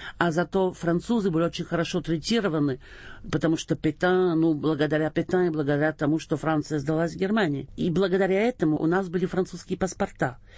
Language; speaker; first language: Russian; early bilingual, heritage; Russian